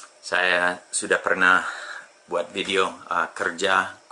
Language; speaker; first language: Indonesian; non-native, fluent; English